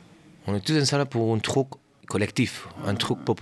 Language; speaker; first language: French; non-native, learner; Catalan